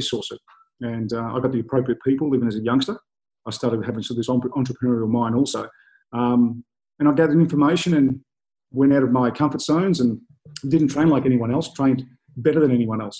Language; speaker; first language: English; native; English